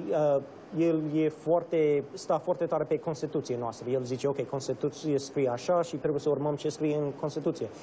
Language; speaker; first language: Romanian; non-native, fluent; English